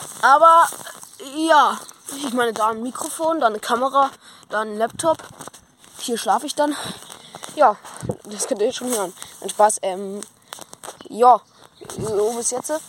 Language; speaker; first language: German; native; German